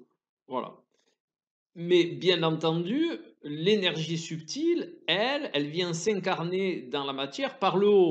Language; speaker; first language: French; native; French